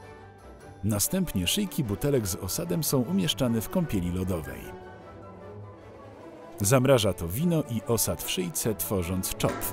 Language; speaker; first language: Polish; native; Polish